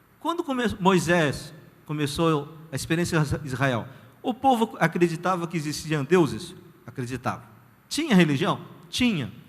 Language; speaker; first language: Portuguese; early bilingual, other home language; Korean